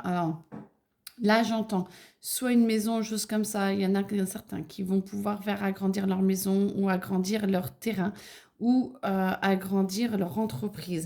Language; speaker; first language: French; native; French